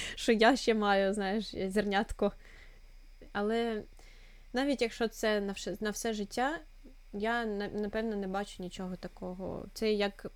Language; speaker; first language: Ukrainian; non-native, local second language; Russian